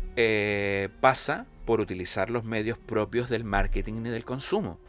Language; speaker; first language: Spanish; native; Spanish